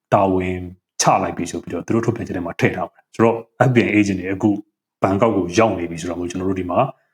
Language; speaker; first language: Burmese; native; Burmese